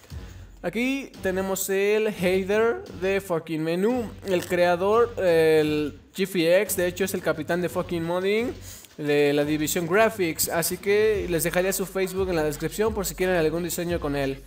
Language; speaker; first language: Spanish; native; Spanish